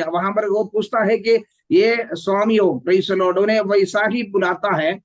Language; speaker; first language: Hindi; non-native, local second language; Malayalam